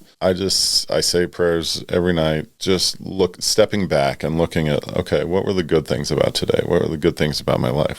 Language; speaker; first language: English; native; English